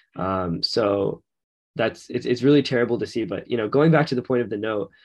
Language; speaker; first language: English; native; English